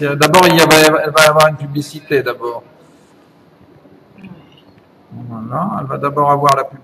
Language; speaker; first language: French; native; French